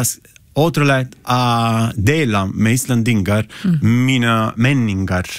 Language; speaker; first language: Icelandic; non-native, learner; Italian